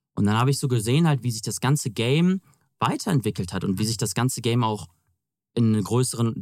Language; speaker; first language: German; native; German